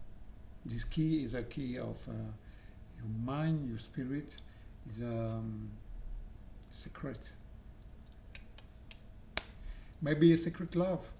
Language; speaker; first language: English; non-native, learner; French